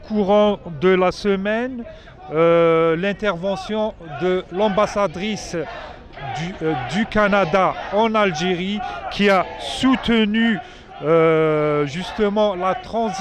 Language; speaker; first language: French; non-native, local second language; Arabic